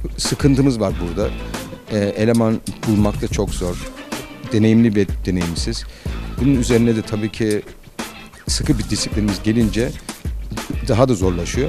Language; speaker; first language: Turkish; early bilingual, heritage; Turkish